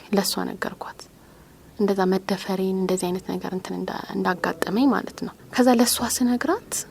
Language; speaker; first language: Amharic; native; Amharic